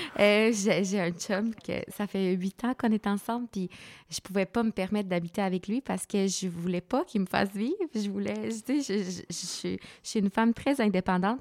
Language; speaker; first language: French; non-native, fluent; Spanish